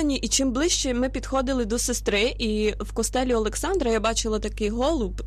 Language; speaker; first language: Ukrainian; native; Ukrainian